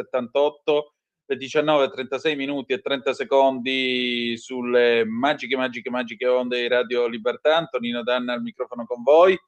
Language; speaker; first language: Italian; native; Italian